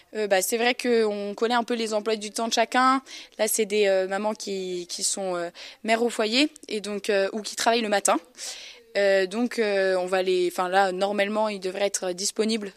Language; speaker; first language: French; native; French